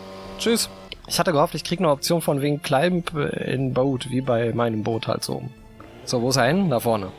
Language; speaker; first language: German; native; German